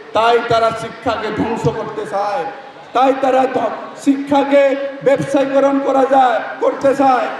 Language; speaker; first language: Bangla; non-native, learner; Assamese